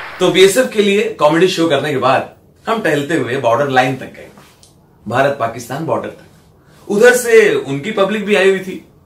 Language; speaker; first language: Hindi; native; Hindi